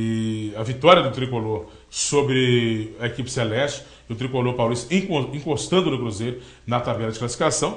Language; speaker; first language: Portuguese; native; Portuguese